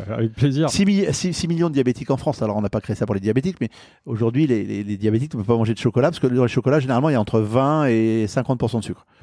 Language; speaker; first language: French; native; French